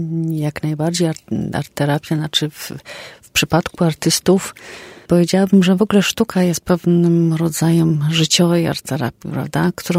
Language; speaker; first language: Polish; native; Polish